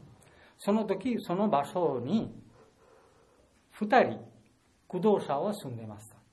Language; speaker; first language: Japanese; non-native, learner; Bangla